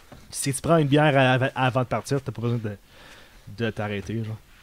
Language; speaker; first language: French; early bilingual, heritage; French